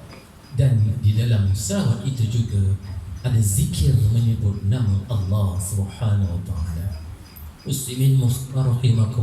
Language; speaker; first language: Malay; native; Malay